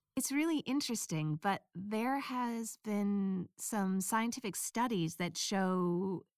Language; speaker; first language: English; native; English